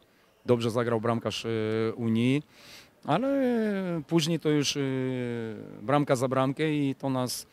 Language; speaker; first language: Polish; non-native, fluent; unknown